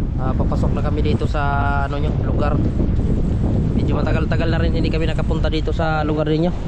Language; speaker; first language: Filipino; non-native, local second language; Masbatenyo